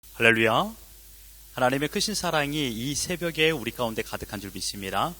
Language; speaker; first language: Korean; native; Korean